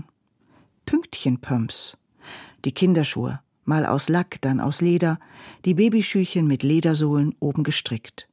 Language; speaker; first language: German; native; German